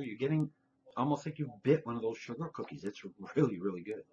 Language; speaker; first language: English; native; English